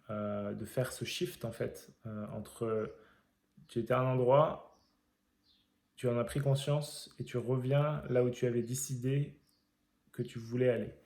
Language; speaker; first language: French; native; French